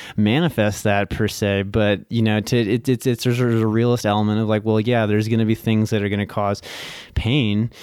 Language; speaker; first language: English; native; English